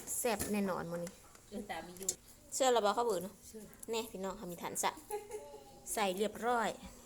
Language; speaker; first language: Thai; native; Thai